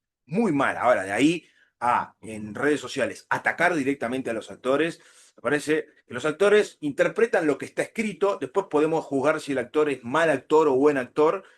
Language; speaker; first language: Spanish; native; Spanish